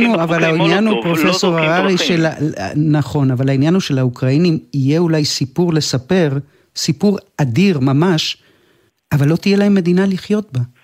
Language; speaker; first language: Hebrew; native; Hebrew